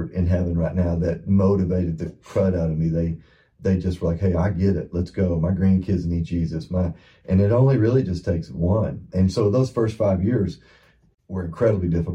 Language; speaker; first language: English; native; English